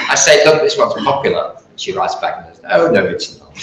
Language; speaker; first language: English; native; English